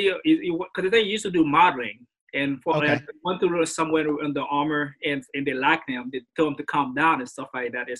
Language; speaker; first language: English; native; English